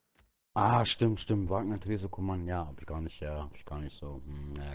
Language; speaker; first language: German; native; German